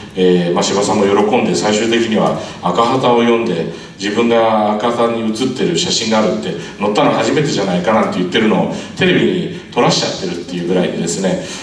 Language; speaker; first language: Japanese; native; Japanese